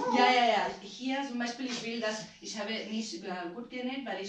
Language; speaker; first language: German; non-native, learner; Spanish